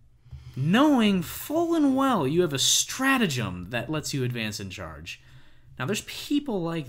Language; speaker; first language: English; native; English